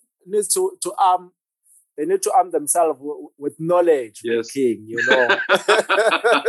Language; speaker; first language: English; non-native, local second language; Zulu